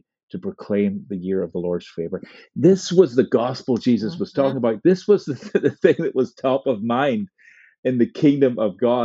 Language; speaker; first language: English; native; English